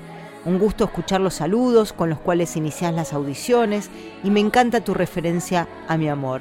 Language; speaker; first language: Spanish; native; Spanish